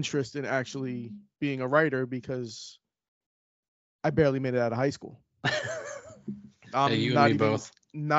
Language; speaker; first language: English; native; English